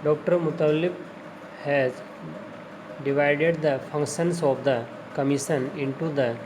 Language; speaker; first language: English; non-native, local second language; Hindi